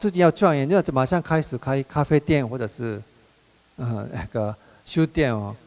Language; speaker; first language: Chinese; non-native, fluent; Japanese